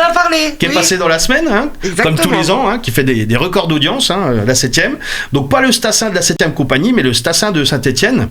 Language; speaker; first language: French; native; French